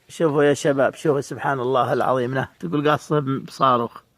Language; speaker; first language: Arabic; native; Arabic